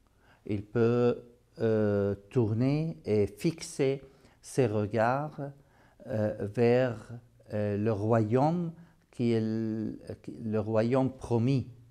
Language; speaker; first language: French; non-native, local second language; Arabic